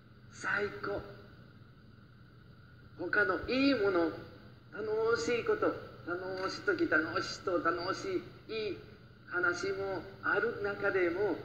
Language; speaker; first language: Japanese; non-native, fluent; Spanish